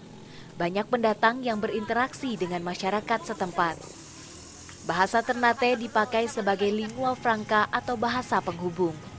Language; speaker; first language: Indonesian; native; Indonesian